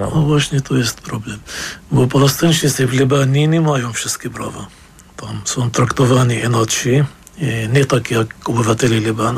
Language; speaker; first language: Polish; non-native, fluent; Arabic